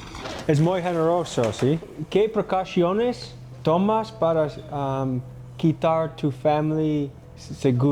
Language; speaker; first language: Spanish; non-native, learner; English